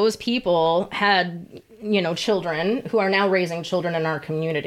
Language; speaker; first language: English; native; English